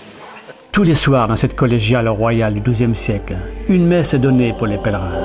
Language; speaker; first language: French; native; French